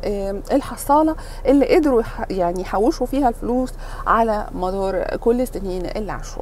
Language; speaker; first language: Arabic; native; Arabic